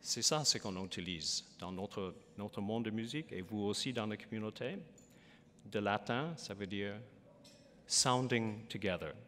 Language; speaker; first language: French; non-native, learner; English